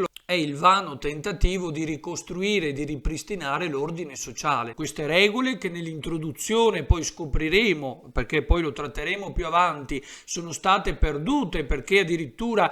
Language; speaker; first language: Italian; native; Italian